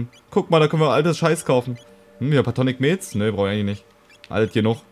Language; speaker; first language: German; native; German